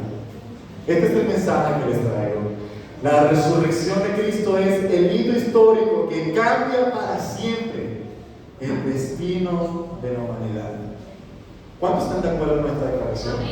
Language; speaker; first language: Spanish; native; Spanish